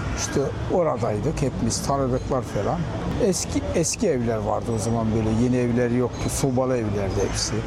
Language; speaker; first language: Turkish; early bilingual, heritage; Turkish